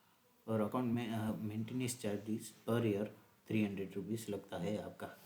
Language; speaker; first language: Hindi; native; Hindi